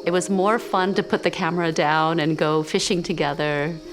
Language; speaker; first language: English; early bilingual, other home language; Khmer